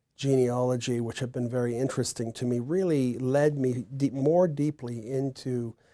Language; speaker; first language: English; native; English